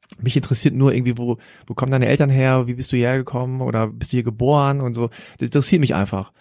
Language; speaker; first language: German; early bilingual, other home language; Korean